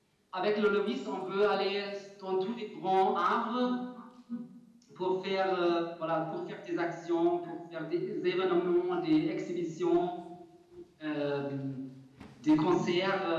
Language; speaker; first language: French; non-native, fluent; German